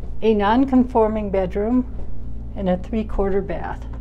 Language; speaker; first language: English; native; English